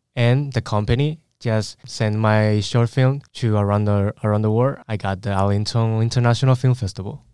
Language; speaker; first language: English; non-native, learner; Spanish